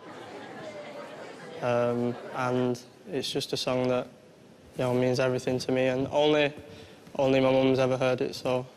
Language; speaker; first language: English; native; English